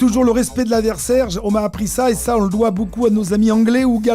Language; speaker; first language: French; native; French